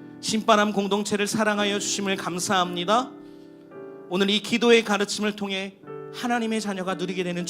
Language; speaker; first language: Korean; native; Korean